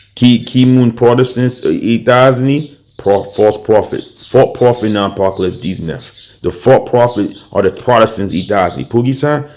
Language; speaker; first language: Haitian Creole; early bilingual, heritage; Haitian Creole